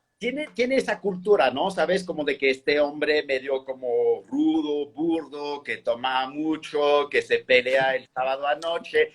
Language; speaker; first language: Spanish; non-native, fluent; French